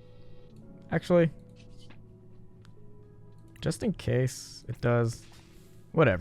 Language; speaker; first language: English; native; English